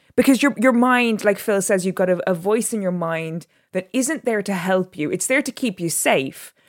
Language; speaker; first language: English; native; English